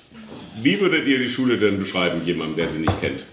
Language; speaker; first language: German; native; German